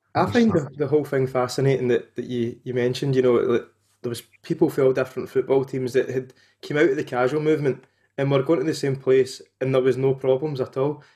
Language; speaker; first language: English; native; English